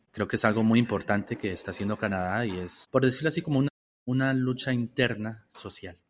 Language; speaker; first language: Spanish; native; Spanish